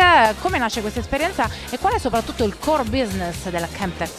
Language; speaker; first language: Italian; native; Italian